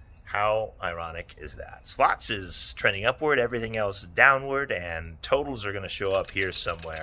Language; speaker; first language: English; native; English